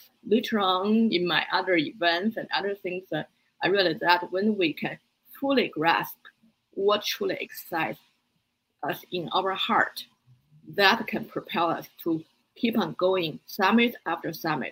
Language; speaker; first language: English; non-native, fluent; Chinese